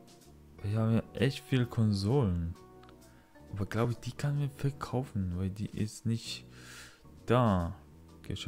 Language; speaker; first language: German; non-native, learner; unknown